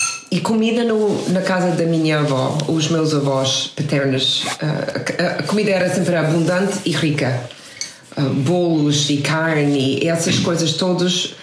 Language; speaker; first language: Portuguese; non-native, fluent; English